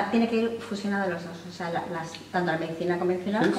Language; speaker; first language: Spanish; native; Spanish